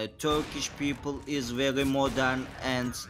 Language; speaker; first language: English; non-native, learner; Turkish